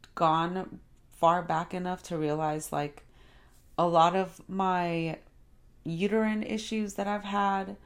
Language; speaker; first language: English; early bilingual, other home language; Spanish